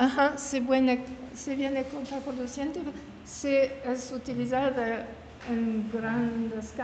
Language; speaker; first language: Spanish; non-native, learner; French